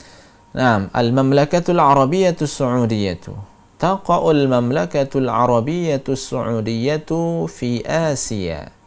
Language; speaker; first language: Arabic; non-native, fluent; Indonesian